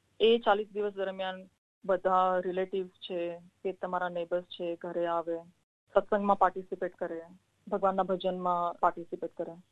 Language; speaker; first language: Gujarati; non-native, local second language; Sindhi